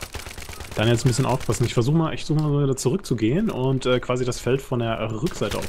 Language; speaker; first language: German; native; German